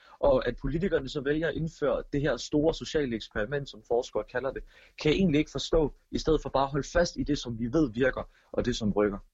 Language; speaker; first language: Danish; early bilingual, other home language; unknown